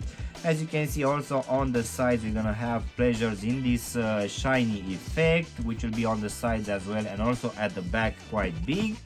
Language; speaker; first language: English; non-native, fluent; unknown